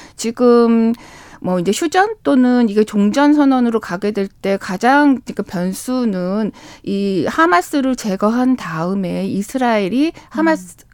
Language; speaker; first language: Korean; native; Korean